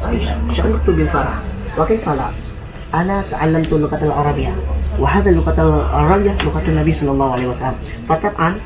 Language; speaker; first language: Arabic; non-native, learner; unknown